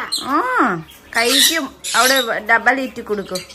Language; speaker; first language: Malayalam; non-native, learner; Nepali